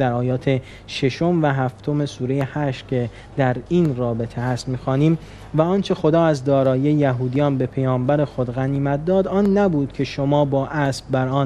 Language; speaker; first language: Persian; native; Persian